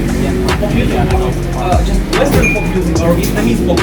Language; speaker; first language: English; non-native, learner; Russian